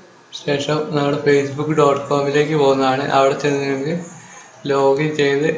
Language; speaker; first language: Malayalam; native; Malayalam